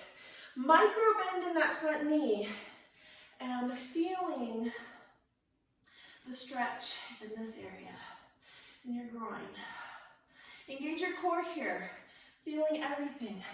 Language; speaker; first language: English; native; English